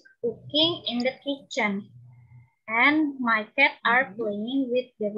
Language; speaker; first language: English; non-native, learner; Indonesian